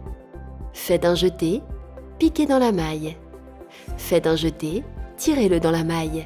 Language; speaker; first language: French; native; French